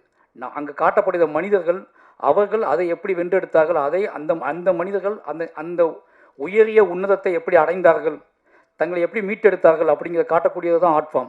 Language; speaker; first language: Tamil; native; Tamil